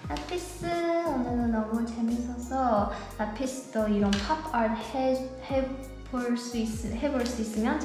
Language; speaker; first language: Korean; non-native, learner; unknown